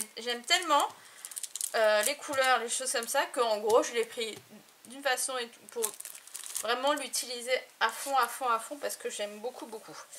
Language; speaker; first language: French; native; French